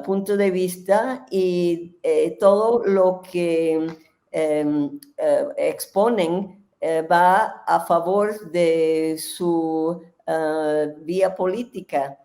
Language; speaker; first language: Spanish; non-native, fluent; English